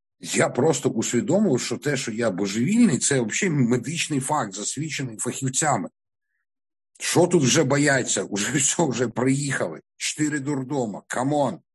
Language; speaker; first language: Ukrainian; non-native, local second language; Russian